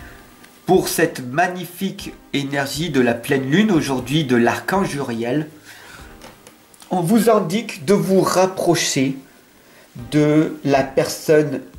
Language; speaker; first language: French; native; French